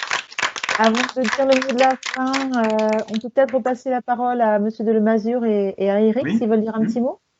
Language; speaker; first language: French; native; French